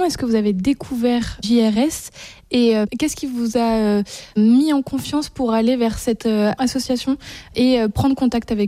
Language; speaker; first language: French; native; French